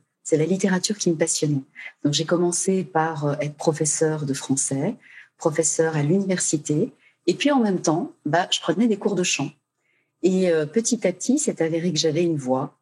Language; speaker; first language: French; native; French